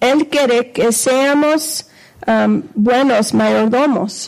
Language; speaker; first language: Spanish; non-native, fluent; English